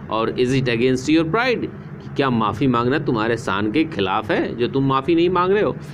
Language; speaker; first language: Hindi; native; Hindi